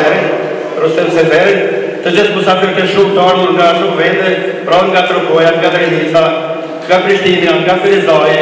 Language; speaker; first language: Albanian; native; Albanian